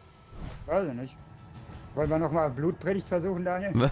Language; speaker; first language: German; native; German